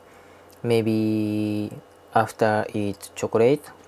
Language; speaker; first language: English; non-native, learner; Japanese